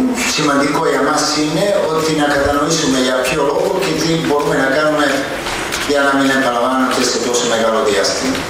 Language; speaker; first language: Greek; non-native, fluent; Serbian